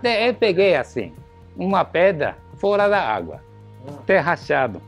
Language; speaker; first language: Portuguese; non-native, learner; Japanese